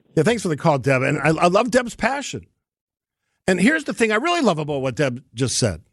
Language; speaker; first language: English; native; English